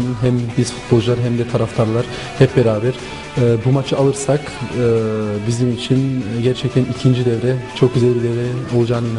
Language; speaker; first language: Turkish; non-native, local second language; German